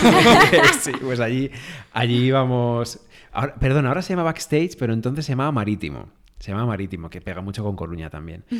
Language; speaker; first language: Spanish; non-native, local second language; Galician